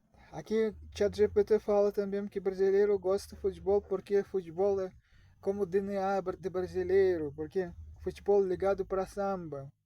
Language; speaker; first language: Portuguese; non-native, learner; Russian